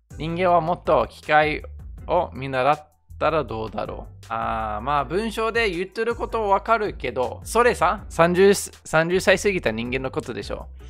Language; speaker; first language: Japanese; non-native, fluent; English